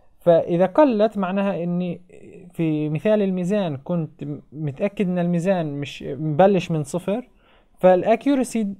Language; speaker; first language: Arabic; native; Arabic